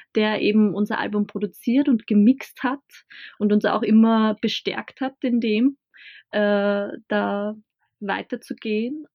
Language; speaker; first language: German; native; German